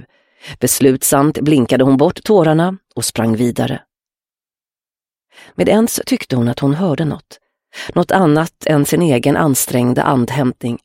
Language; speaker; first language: Swedish; native; Swedish